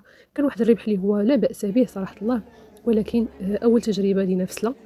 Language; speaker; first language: Arabic; native; Arabic